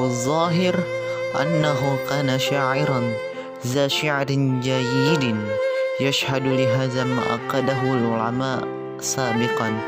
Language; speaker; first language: Arabic; non-native, learner; Indonesian